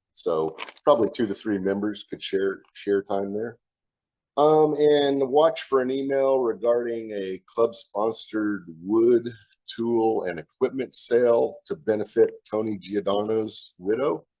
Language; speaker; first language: English; native; English